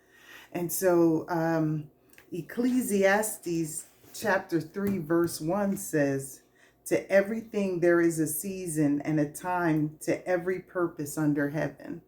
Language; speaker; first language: English; native; English